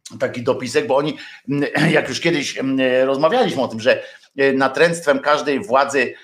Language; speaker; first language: Polish; native; Polish